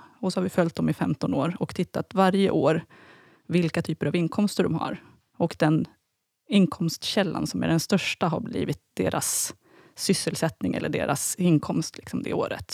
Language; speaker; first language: Swedish; native; Swedish